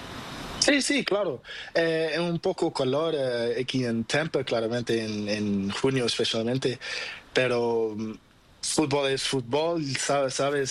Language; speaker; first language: Spanish; non-native, learner; Portuguese